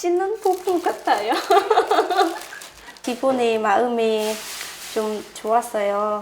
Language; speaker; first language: Korean; non-native, learner; Khmer